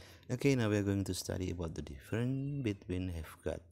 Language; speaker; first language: English; non-native, fluent; Indonesian